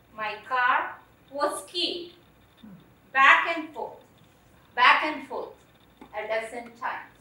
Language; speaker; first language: English; non-native, local second language; Malayalam